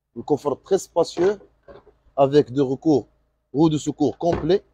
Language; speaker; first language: French; non-native, local second language; Arabic